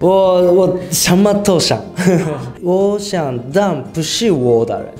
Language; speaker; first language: Chinese; non-native, learner; Japanese